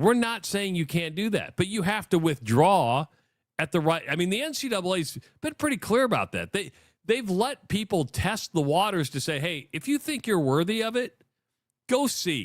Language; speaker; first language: English; native; English